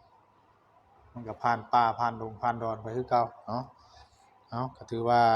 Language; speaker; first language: Thai; non-native, local second language; Lao